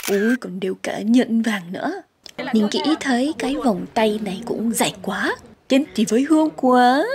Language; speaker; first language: Vietnamese; non-native, fluent; Korean